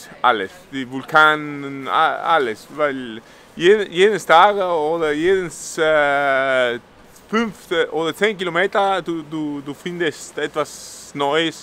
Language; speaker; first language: German; non-native, learner; Italian